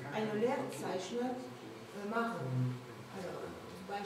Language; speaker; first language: German; non-native, learner; French